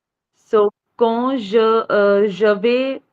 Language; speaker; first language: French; non-native, learner; Hindi